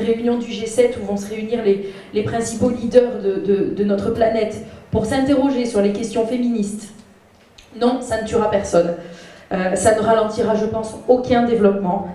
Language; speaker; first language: French; native; French